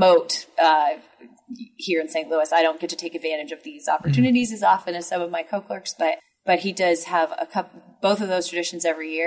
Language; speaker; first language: English; native; English